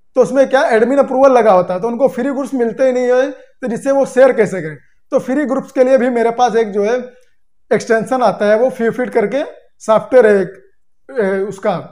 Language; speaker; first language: Hindi; native; Hindi